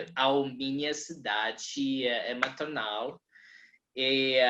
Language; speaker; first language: Portuguese; non-native, learner; English